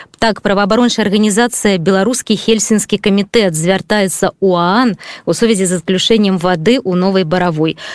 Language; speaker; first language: Belarusian; native; Belarusian